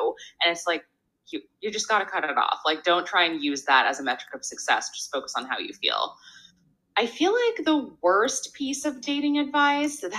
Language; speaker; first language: English; native; English